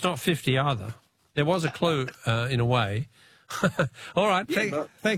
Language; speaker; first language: English; native; English